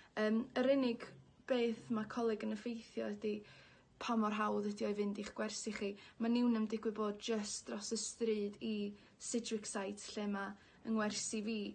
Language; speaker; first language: Welsh; native; Welsh